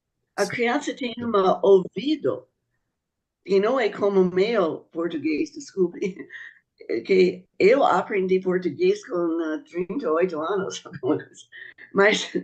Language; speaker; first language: Portuguese; non-native, fluent; English